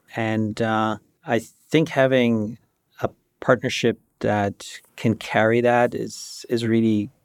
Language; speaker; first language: English; non-native, fluent; German